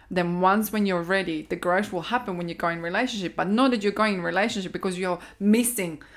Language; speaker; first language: English; non-native, fluent; Croatian